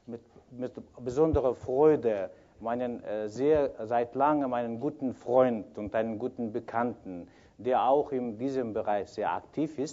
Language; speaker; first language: German; non-native, fluent; Kyrgyz